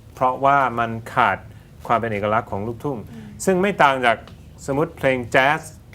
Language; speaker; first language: Thai; non-native, fluent; Swedish